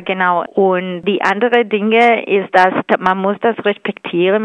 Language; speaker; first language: German; non-native, fluent; Spanish